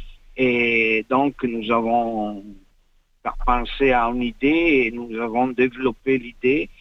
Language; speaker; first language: French; non-native, fluent; Italian